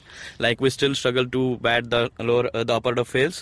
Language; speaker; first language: English; non-native, local second language; Odia